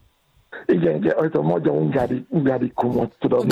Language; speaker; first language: Hungarian; non-native, fluent; Yoruba